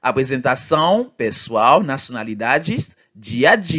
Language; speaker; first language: Portuguese; non-native, fluent; Haitian Creole